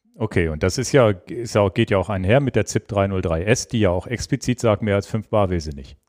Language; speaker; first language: German; native; German